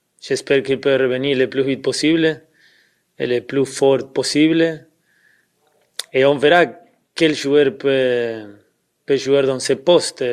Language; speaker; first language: French; non-native, fluent; Spanish